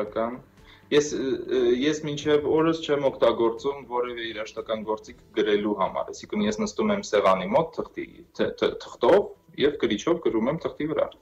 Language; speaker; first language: Armenian; native; Armenian